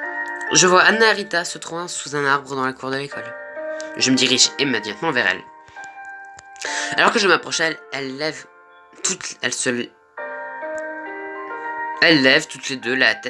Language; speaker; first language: French; native; French